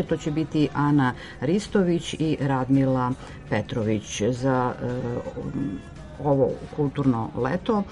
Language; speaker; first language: Serbian; native; Serbian